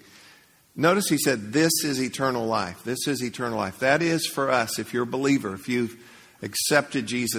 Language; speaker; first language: English; native; English